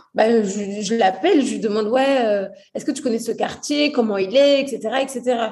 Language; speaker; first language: French; early bilingual, other home language; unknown